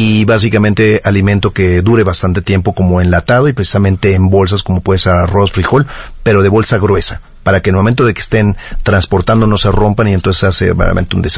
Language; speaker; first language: Spanish; native; Spanish